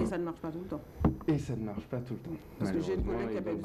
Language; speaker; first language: French; native; French